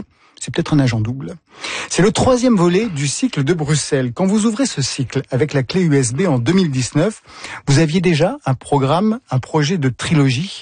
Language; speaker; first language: French; native; French